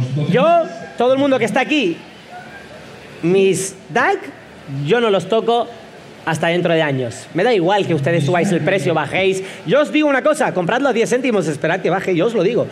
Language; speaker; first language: Spanish; native; Spanish